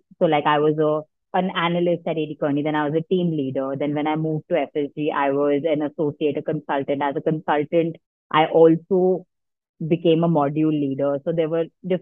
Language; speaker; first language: English; non-native, local second language; Hindi